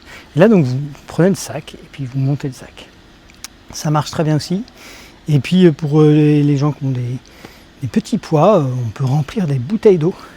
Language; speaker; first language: French; native; French